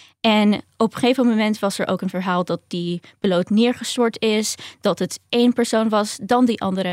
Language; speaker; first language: Dutch; early bilingual, other home language; Ukrainian